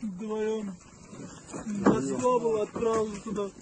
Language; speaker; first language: Russian; non-native, learner; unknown